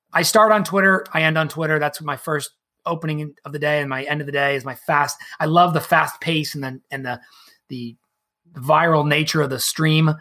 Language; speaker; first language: English; native; English